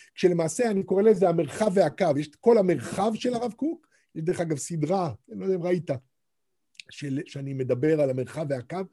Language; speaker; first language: Hebrew; native; Hebrew